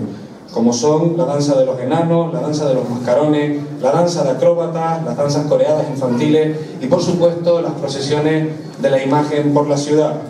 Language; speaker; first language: Spanish; native; Spanish